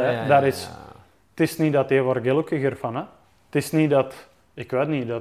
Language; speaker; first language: Dutch; non-native, fluent; Czech